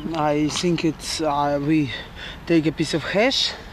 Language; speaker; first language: English; non-native, learner; Russian